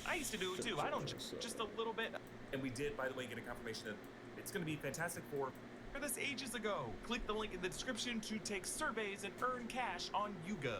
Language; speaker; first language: English; native; English